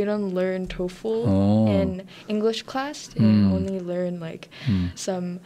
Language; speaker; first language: English; non-native, learner; Korean